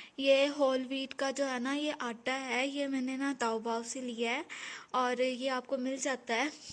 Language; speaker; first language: Urdu; non-native, local second language; Punjabi